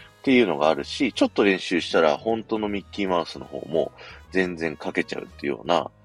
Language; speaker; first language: Japanese; native; Japanese